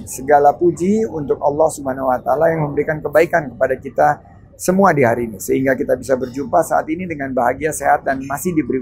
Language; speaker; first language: Indonesian; native; Indonesian